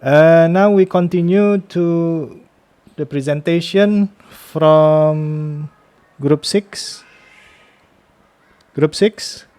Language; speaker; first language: English; non-native, fluent; Indonesian